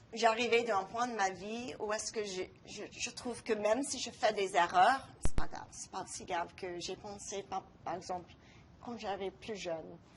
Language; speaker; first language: French; non-native, local second language; English